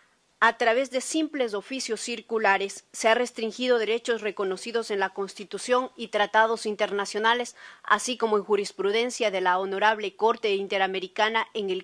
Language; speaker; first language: Spanish; native; Spanish